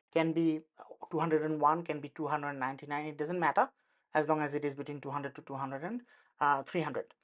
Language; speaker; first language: English; non-native, local second language; Bangla